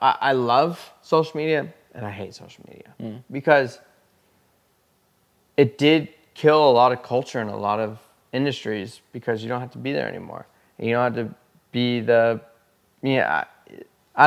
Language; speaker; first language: English; native; English